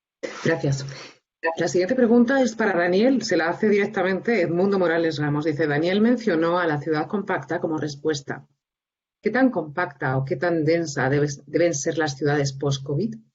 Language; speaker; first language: Spanish; native; Spanish